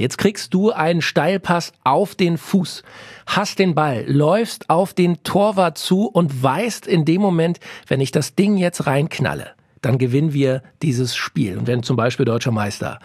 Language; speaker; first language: German; native; German